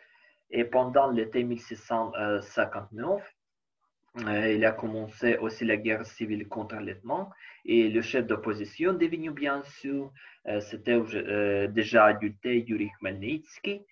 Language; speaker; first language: French; non-native, learner; Ukrainian